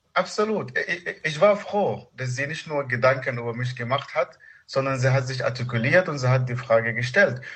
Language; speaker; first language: German; non-native, fluent; Arabic